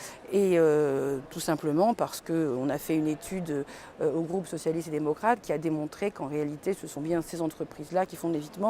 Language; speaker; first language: French; native; French